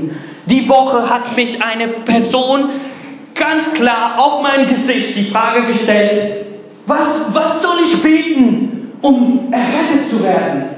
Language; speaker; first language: German; non-native, fluent; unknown